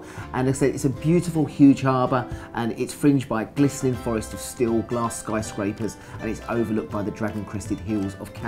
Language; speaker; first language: English; native; English